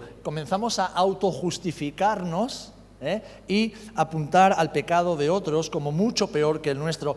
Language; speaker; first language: Spanish; native; Spanish